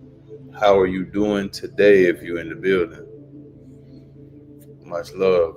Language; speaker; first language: English; native; English